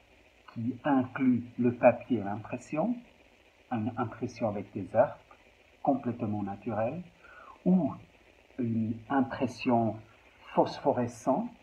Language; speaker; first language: French; non-native, local second language; German